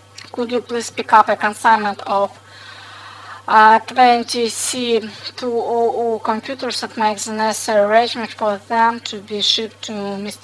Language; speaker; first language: English; non-native, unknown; Russian